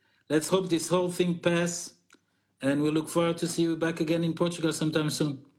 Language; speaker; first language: English; non-native, fluent; Portuguese